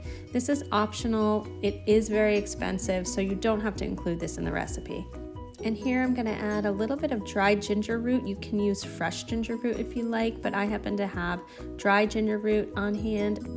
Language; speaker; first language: English; native; English